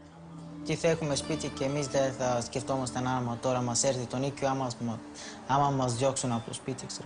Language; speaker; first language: Greek; early bilingual, other home language; Bulgarian